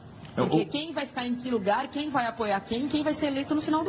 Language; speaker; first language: Portuguese; native; Portuguese